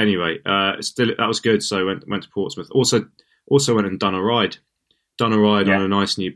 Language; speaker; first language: English; native; English